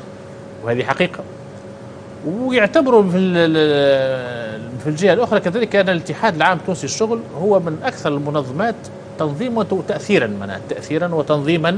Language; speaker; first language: Arabic; native; Arabic